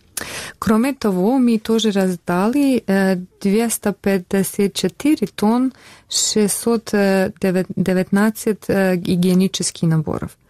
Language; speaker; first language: Russian; non-native, learner; Bosnian